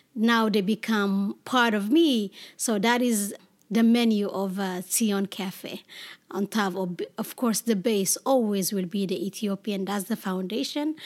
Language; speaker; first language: English; non-native, fluent; Amharic